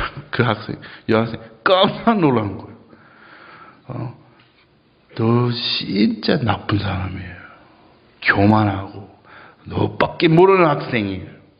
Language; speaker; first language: Korean; non-native, fluent; Japanese